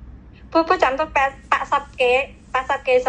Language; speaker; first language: Cantonese; non-native, learner; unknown